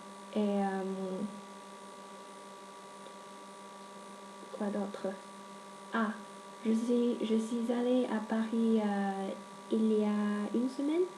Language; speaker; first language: French; non-native, learner; English